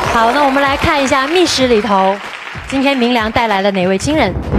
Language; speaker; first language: Chinese; native; Chinese